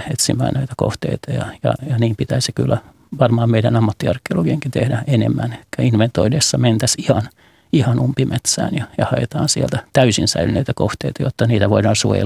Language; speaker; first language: Finnish; native; Finnish